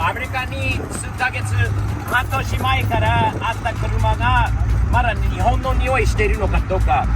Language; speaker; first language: Japanese; non-native, fluent; English